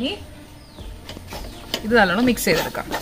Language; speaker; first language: Malayalam; native; Malayalam